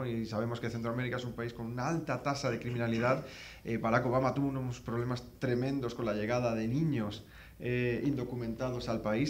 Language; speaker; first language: Spanish; native; Spanish